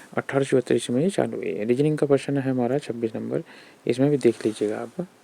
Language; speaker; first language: Hindi; native; Hindi